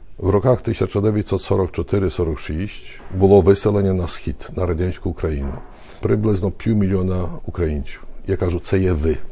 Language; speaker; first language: Ukrainian; early bilingual, heritage; Ukrainian